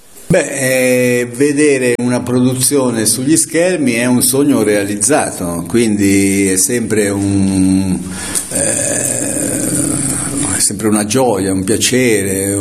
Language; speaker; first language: Italian; native; Italian